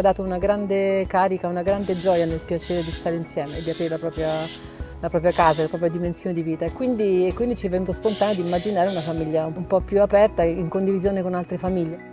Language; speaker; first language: Italian; native; Italian